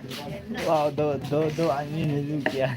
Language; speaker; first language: Hindi; non-native, local second language; Thado Chin